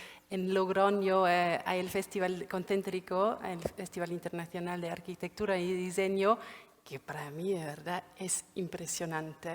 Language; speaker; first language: Spanish; non-native, fluent; German